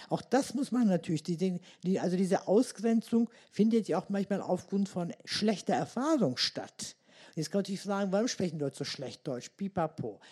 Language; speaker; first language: German; early bilingual, other home language; Turkish